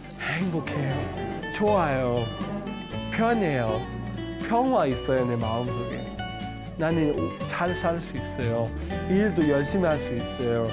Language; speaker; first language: Korean; non-native, learner; Danish